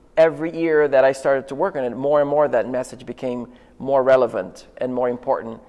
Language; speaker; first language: English; non-native, fluent; Portuguese